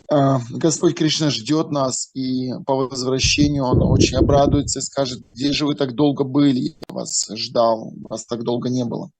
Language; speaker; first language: Russian; native; Russian